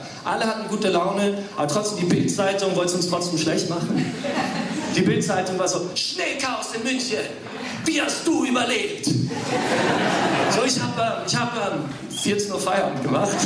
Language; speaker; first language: German; early bilingual, other home language; English